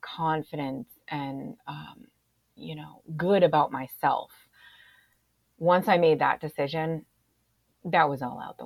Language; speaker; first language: English; native; English